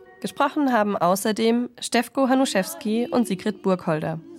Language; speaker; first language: German; native; German